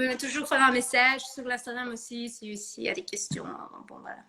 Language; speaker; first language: French; non-native, fluent; Dutch